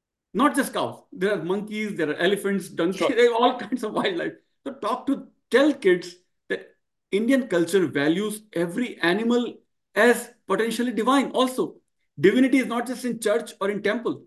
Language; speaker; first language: English; non-native, local second language; Marwari